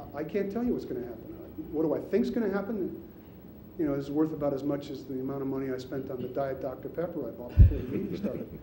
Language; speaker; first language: English; native; English